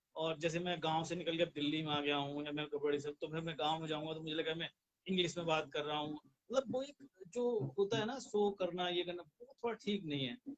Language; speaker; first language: Hindi; native; Hindi